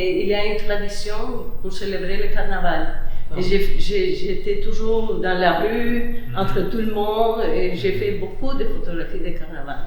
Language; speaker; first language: French; non-native, fluent; Spanish